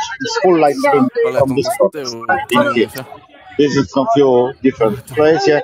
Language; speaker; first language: English; non-native, learner; Polish